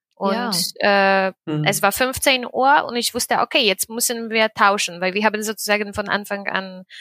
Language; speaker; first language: German; non-native, fluent; Polish